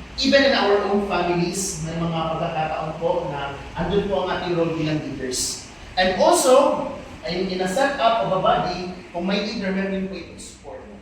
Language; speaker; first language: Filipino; non-native, local second language; Cebuano